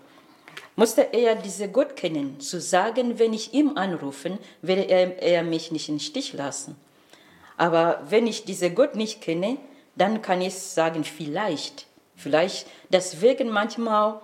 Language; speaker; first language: German; non-native, fluent; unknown